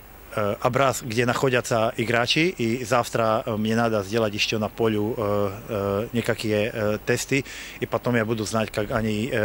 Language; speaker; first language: Russian; non-native, learner; Slovak